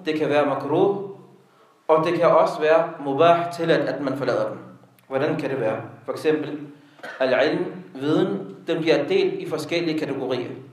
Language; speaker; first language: Danish; non-native, local second language; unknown